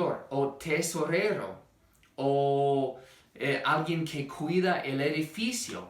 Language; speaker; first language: Spanish; non-native, fluent; English